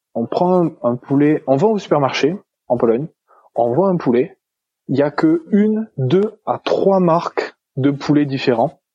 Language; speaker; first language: French; native; French